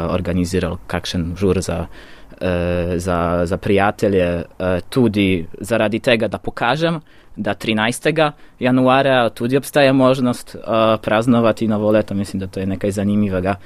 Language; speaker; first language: Slovenian; non-native, fluent; Polish